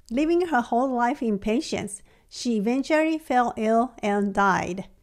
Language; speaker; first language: English; non-native, fluent; Japanese